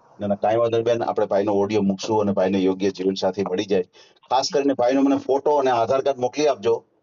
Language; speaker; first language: Gujarati; native; Gujarati